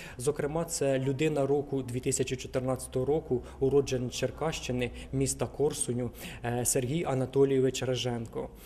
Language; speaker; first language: Ukrainian; native; Ukrainian